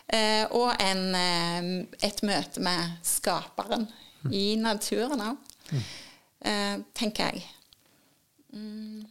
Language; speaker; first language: Norwegian; native; Norwegian